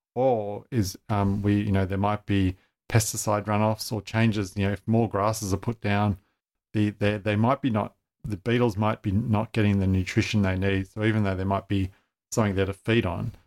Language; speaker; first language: English; native; English